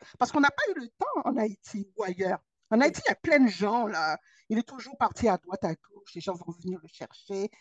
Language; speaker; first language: French; native; French